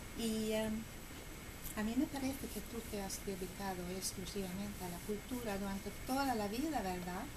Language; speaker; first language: Spanish; non-native, fluent; Swedish